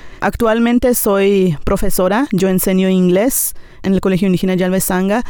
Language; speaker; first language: Spanish; non-native, local second language; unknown